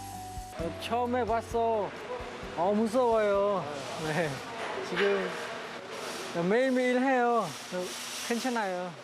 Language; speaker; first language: Korean; non-native, learner; Khmer